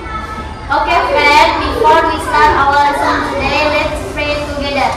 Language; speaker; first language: English; non-native, learner; Indonesian